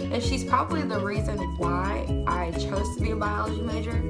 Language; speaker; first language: English; native; English